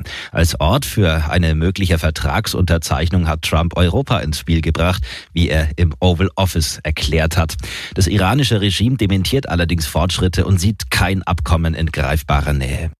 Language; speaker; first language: German; native; German